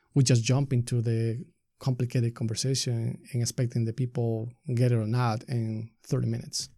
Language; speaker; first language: English; non-native, fluent; Spanish